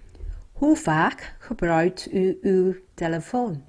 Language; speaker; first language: Dutch; non-native, fluent; Vietnamese